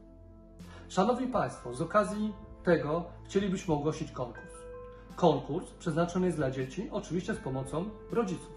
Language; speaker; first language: Polish; native; Polish